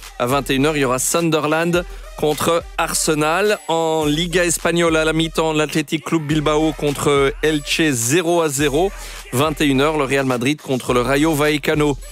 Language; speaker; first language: French; native; French